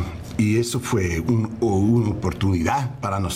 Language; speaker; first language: Spanish; early bilingual, heritage; English